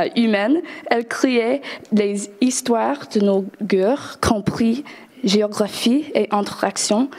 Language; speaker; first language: French; non-native, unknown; English